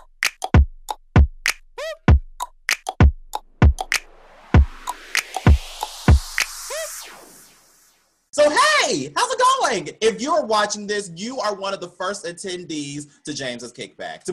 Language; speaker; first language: English; native; English